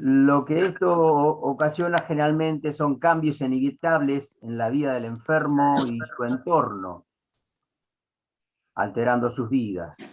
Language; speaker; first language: Spanish; native; Spanish